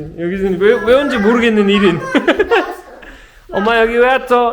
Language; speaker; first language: Korean; native; Korean